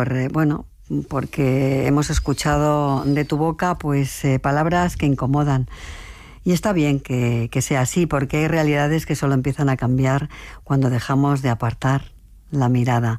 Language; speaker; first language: Spanish; native; Spanish